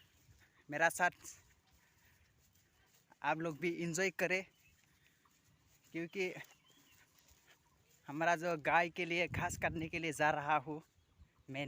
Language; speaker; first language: Hindi; non-native, local second language; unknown